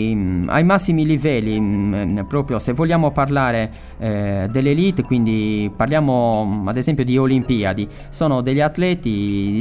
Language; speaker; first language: Italian; native; Italian